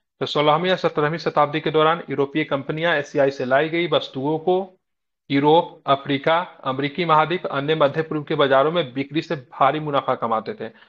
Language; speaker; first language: Hindi; native; Hindi